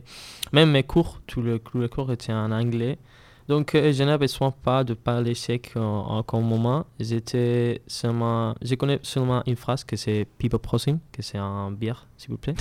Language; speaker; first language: French; non-native, learner; Spanish